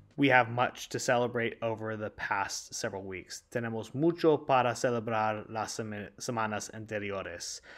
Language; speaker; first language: English; early bilingual, other home language; Spanish